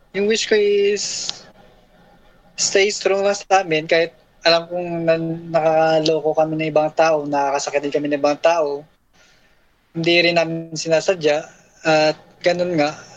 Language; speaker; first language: Filipino; native; Filipino